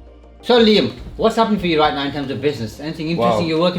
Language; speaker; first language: English; native; English